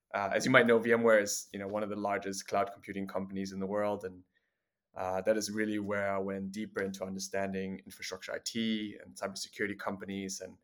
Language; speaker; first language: English; non-native, fluent; German